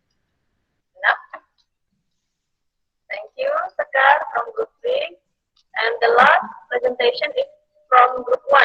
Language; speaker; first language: English; non-native, fluent; Indonesian